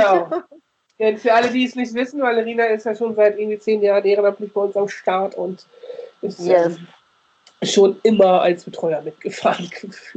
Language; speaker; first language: German; native; German